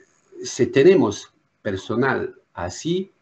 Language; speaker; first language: Spanish; non-native, learner; French